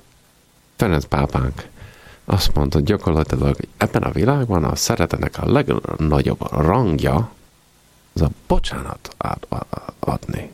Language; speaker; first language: Hungarian; non-native, fluent; Italian